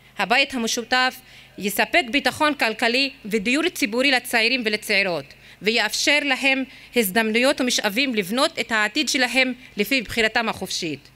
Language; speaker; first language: Hebrew; non-native, local second language; Arabic